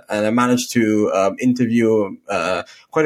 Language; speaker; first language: English; native; English